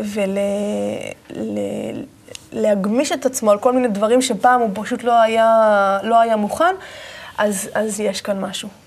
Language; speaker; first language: Hebrew; native; Hebrew